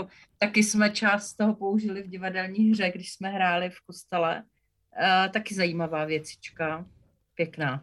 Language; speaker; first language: Czech; native; Czech